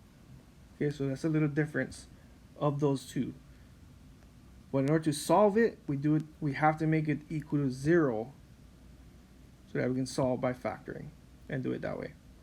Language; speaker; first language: English; native; English